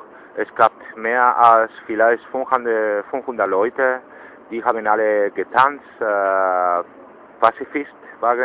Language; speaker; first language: German; non-native, learner; Spanish